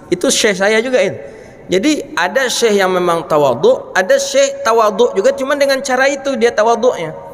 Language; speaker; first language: Malay; non-native, local second language; Minangkabau